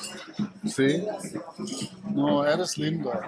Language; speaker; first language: Spanish; non-native, learner; German